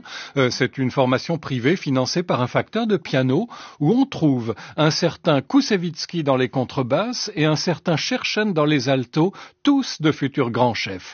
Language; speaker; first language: French; native; French